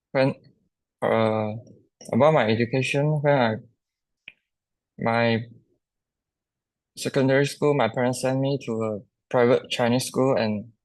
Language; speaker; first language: English; non-native, local second language; Chinese